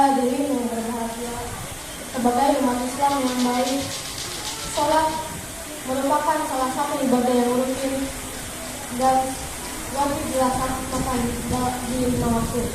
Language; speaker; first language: Indonesian; native; Indonesian